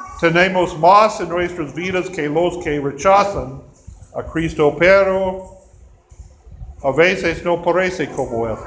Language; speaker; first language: Spanish; non-native, fluent; English